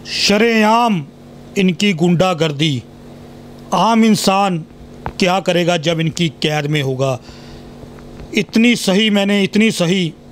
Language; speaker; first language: Hindi; non-native, local second language; Punjabi